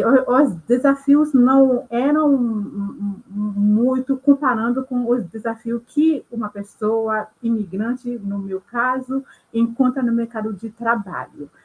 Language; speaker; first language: Portuguese; non-native, local second language; Haitian Creole